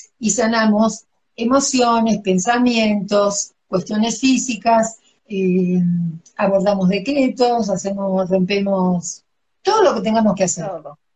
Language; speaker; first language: Spanish; native; Spanish